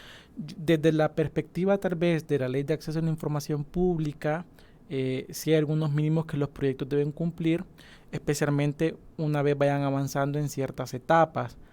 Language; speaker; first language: Spanish; native; Spanish